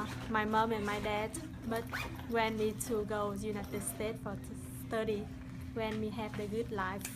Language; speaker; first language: English; non-native, learner; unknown